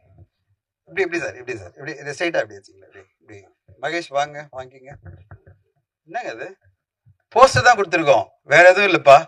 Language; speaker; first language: Tamil; native; Tamil